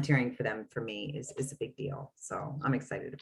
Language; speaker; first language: English; native; English